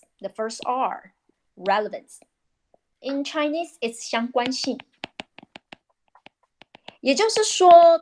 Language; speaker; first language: Chinese; native; Chinese